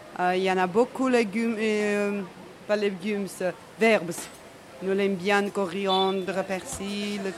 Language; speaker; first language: French; non-native, learner; Georgian